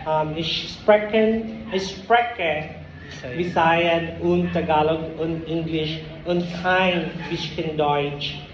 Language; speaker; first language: German; non-native, learner; Cebuano